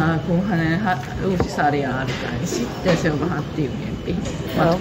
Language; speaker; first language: Finnish; non-native, fluent; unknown